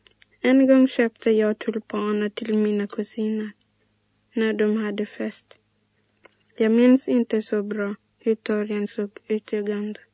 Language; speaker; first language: Swedish; early bilingual, other home language; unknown